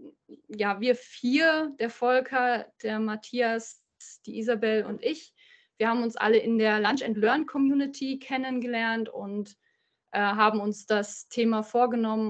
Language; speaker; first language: German; native; German